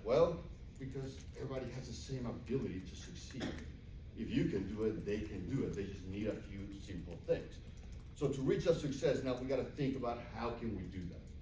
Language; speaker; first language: English; early bilingual, other home language; Spanish